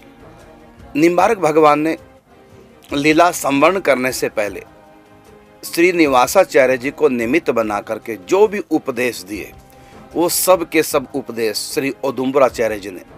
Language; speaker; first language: Hindi; native; Hindi